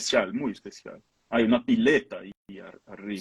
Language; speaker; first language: Spanish; non-native, fluent; Portuguese